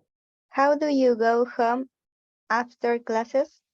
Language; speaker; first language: English; non-native, learner; Spanish